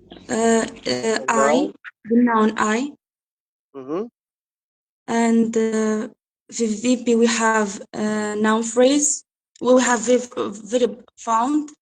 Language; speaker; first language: English; non-native, learner; Arabic